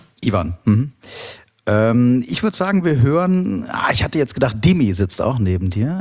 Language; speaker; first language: German; native; German